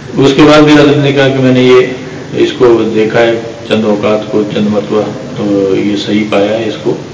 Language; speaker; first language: Urdu; non-native, local second language; Pashto